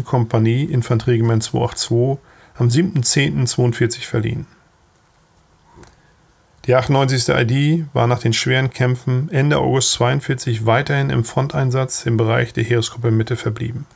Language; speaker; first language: German; native; German